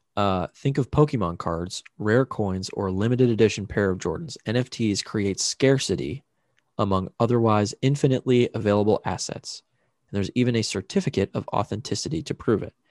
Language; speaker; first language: English; native; English